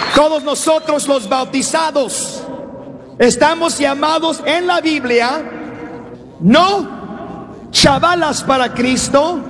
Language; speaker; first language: Spanish; early bilingual, heritage; Spanish